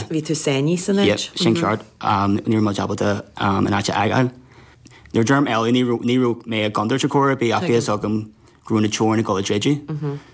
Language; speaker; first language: Irish; non-native, local second language; English